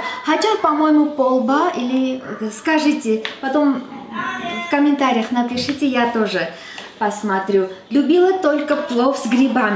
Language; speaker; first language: Russian; non-native, fluent; Armenian